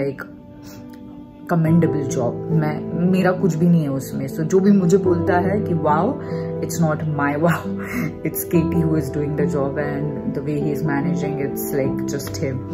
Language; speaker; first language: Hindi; non-native, local second language; Marathi